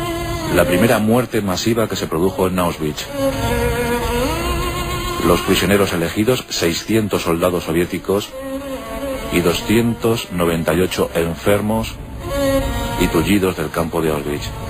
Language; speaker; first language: Spanish; native; Spanish